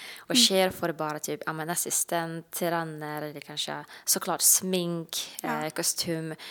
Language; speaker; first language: Swedish; non-native, fluent; Russian